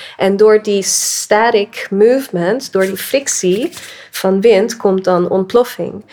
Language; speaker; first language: Dutch; early bilingual, other home language; English